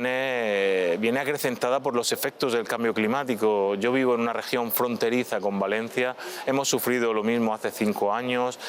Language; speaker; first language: Spanish; native; Spanish